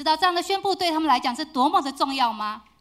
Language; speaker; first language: Chinese; native; Chinese